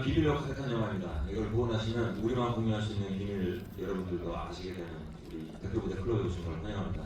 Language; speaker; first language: Korean; native; Korean